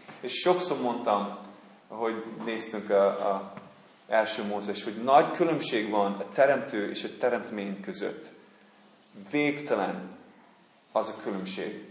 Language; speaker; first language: Hungarian; non-native, fluent; English